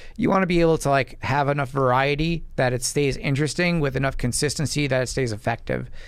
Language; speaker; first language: English; native; English